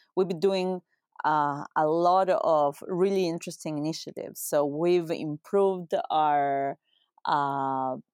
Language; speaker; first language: English; non-native, fluent; Spanish